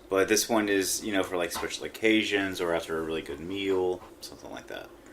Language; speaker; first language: English; native; English